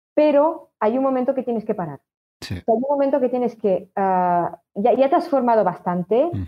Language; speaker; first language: Spanish; non-native, fluent; French